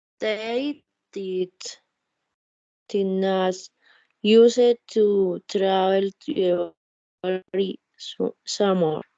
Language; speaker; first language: English; non-native, learner; Spanish